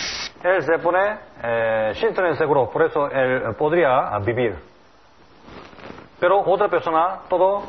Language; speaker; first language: Spanish; non-native, learner; Korean